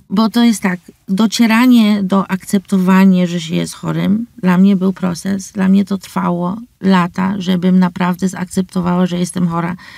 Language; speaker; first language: Polish; early bilingual, heritage; English